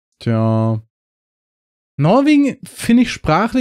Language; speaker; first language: German; native; German